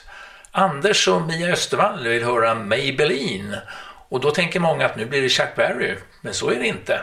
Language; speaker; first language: Swedish; native; Swedish